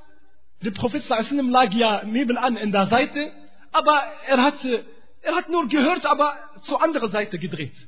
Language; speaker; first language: German; non-native, fluent; Arabic